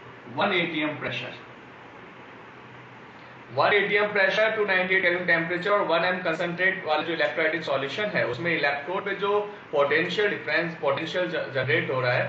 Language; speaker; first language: Hindi; native; Hindi